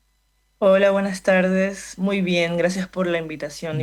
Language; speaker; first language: Spanish; native; Spanish